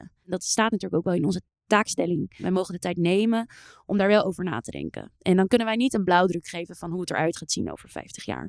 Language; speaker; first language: Dutch; native; Dutch